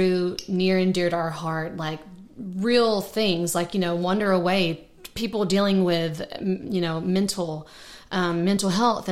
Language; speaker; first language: English; native; English